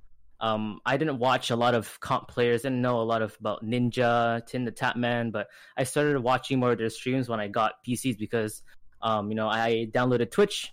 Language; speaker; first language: English; native; English